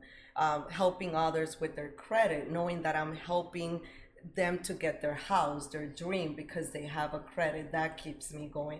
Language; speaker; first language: English; early bilingual, other home language; Spanish